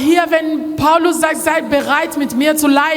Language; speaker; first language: German; non-native, learner; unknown